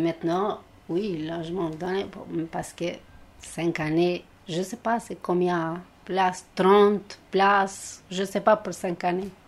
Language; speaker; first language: French; non-native, learner; Albanian